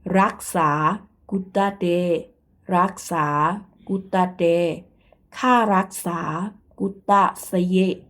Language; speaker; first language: Thai; native; Thai